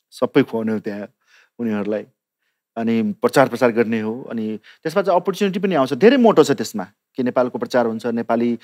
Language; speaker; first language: Nepali; non-native, local second language; Maithili